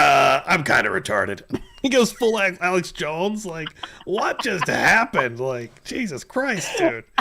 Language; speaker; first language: English; native; English